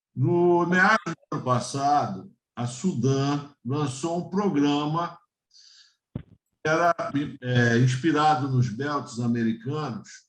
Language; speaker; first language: Portuguese; native; Portuguese